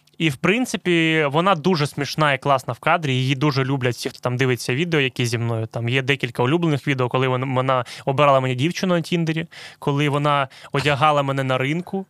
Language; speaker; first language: Ukrainian; non-native, local second language; Russian